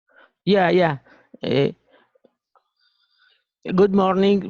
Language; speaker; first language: English; non-native, learner; Spanish